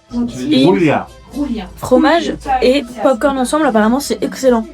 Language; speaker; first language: French; native; French